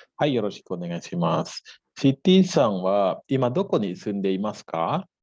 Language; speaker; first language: Japanese; non-native, fluent; Indonesian